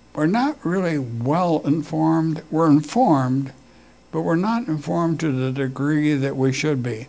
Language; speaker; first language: English; native; English